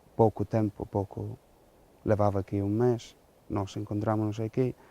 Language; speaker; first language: Galician; non-native, fluent; English